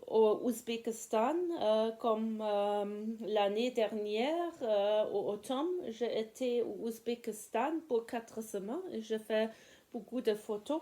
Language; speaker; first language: French; non-native, fluent; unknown